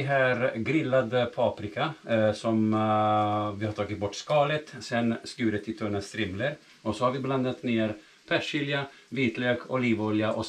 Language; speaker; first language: Swedish; non-native, fluent; Italian